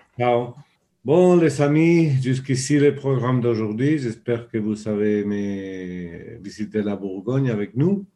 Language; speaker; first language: French; non-native, fluent; Spanish